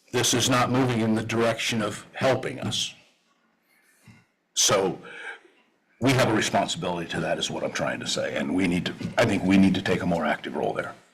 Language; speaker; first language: English; native; English